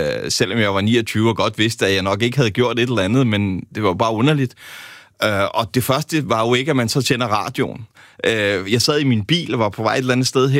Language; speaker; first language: Danish; native; Danish